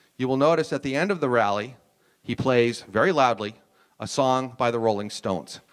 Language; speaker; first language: English; native; English